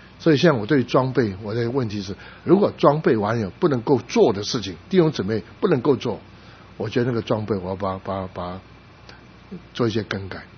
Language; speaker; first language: Chinese; non-native, local second language; Cantonese